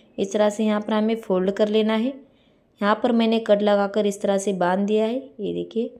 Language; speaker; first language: Hindi; native; Hindi